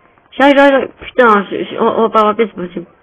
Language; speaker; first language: French; native; French